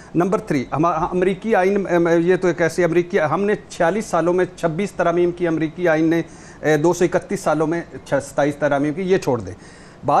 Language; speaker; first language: Urdu; native; Urdu